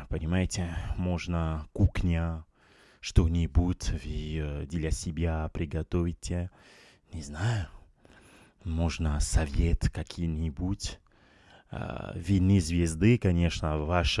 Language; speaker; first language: Russian; non-native, learner; French